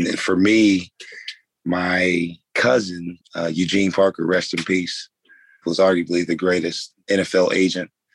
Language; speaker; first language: English; native; English